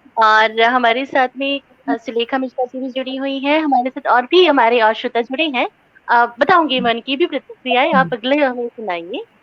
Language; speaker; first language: Hindi; native; Hindi